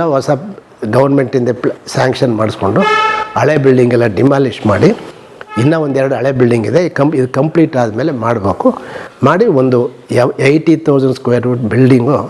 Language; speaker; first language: Kannada; native; Kannada